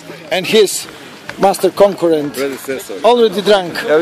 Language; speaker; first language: English; non-native, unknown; Croatian